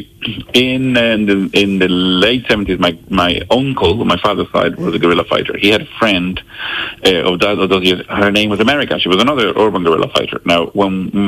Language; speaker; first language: English; non-native, fluent; Spanish